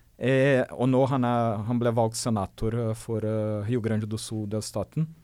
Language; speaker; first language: Norwegian; non-native, fluent; Portuguese